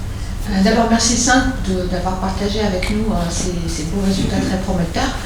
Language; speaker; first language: French; native; French